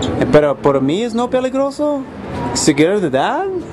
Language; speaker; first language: Spanish; non-native, learner; English